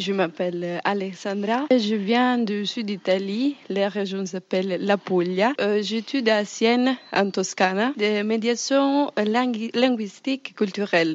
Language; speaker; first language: French; non-native, fluent; Italian